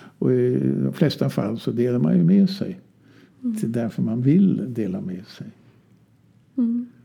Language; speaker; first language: Swedish; native; Swedish